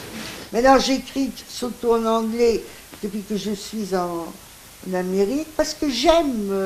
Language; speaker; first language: French; non-native, local second language; Greek